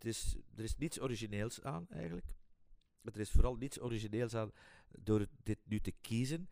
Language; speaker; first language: Dutch; native; Dutch